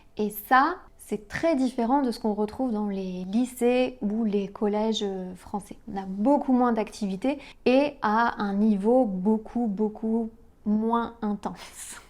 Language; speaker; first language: French; native; French